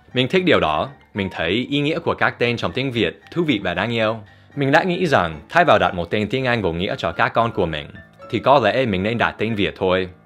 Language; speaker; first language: Vietnamese; non-native, fluent; English